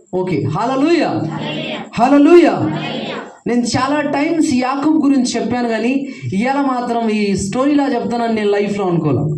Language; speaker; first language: Telugu; non-native, fluent; Hindi